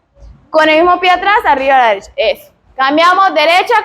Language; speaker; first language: Spanish; native; Spanish